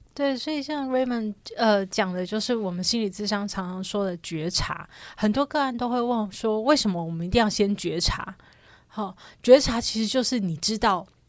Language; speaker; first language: Chinese; native; Chinese